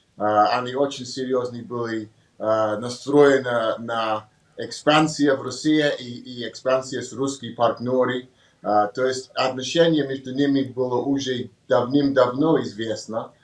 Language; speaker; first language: Russian; non-native, learner; English